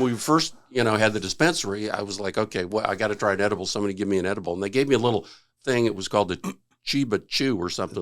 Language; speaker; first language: English; native; English